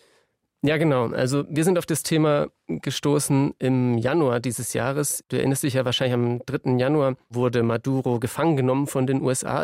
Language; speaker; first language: German; native; German